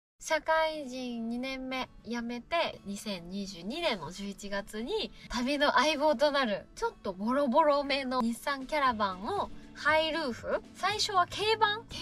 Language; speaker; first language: Japanese; non-native, fluent; Vietnamese